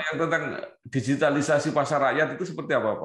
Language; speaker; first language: Indonesian; native; Indonesian